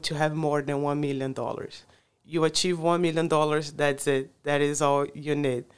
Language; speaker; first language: English; non-native, fluent; Portuguese